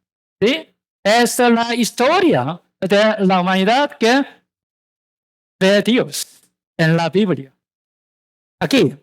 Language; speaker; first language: Spanish; non-native, learner; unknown